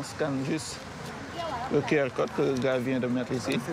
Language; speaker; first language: French; non-native, local second language; Wolof